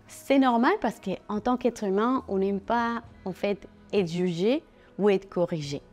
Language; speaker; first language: French; non-native, fluent; Spanish